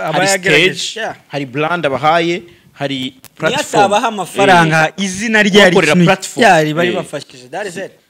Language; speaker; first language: Kinyarwanda; native; Kinyarwanda